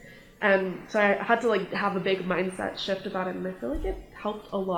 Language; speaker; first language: English; native; English